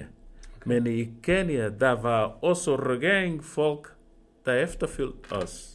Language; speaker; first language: Danish; non-native, fluent; Portuguese